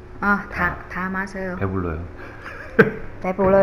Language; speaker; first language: Korean; non-native, learner; Vietnamese